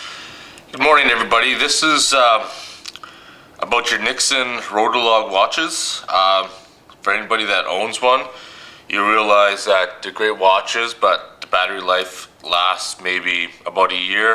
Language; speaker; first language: English; native; English